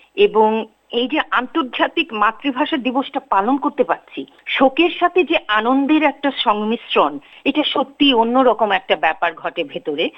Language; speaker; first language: Bangla; native; Bangla